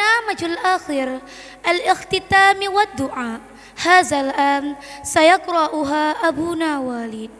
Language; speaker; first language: Arabic; non-native, learner; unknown